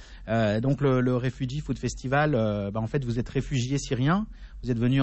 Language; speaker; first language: French; native; French